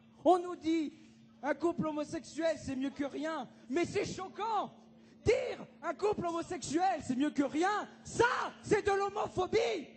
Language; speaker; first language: French; native; French